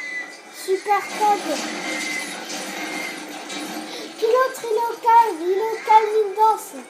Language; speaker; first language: French; native; French